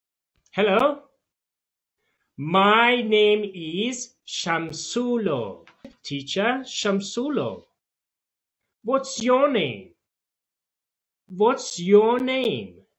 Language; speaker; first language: English; non-native, fluent; Tajik